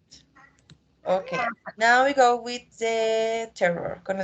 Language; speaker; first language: English; non-native, learner; Spanish